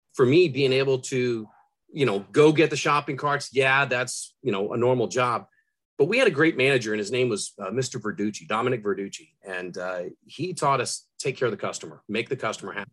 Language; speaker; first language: English; native; English